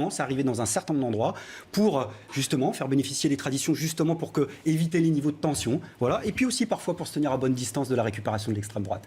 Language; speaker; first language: French; native; French